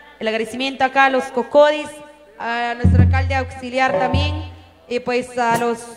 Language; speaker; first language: Spanish; native; Spanish